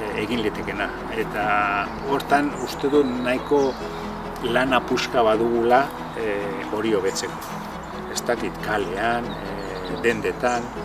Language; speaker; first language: Basque; native; Basque